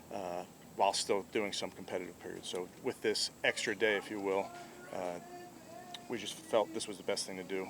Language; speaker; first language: English; native; English